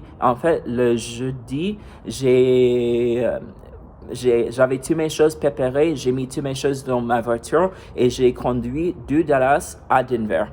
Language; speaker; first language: French; non-native, fluent; English